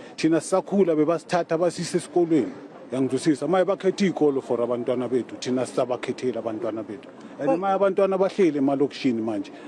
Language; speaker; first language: Zulu; native; Zulu